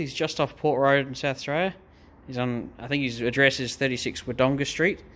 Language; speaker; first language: English; native; English